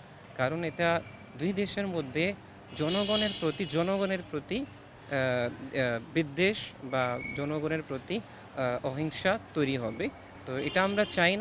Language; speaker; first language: Bangla; non-native, fluent; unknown